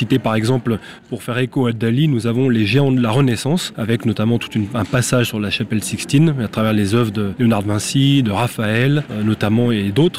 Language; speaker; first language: French; native; French